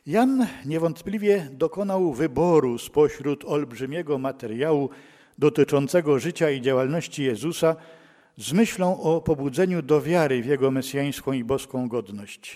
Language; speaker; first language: Polish; native; Polish